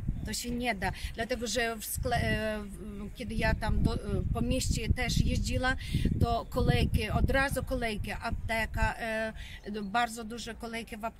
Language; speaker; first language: Polish; non-native, learner; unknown